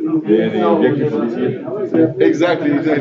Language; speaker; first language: English; non-native, fluent; Spanish